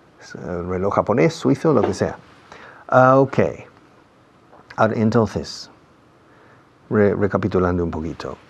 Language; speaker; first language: Spanish; non-native, fluent; English